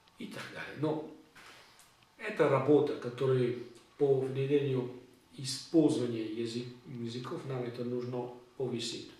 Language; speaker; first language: Russian; non-native, learner; Catalan